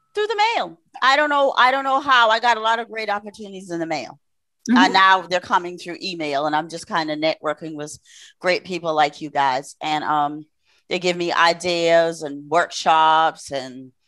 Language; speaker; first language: English; native; English